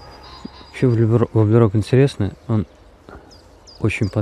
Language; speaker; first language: Russian; native; Russian